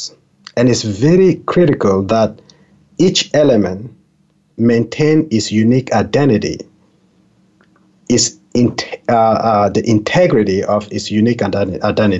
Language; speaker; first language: English; non-native, local second language; French